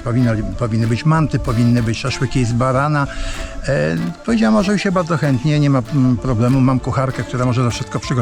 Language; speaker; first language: Polish; native; Polish